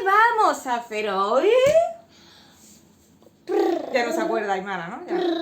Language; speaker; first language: Spanish; native; Spanish